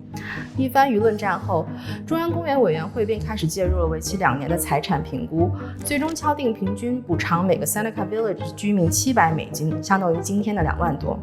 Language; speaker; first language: Chinese; native; Chinese